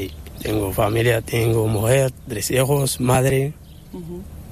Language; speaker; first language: Spanish; non-native, learner; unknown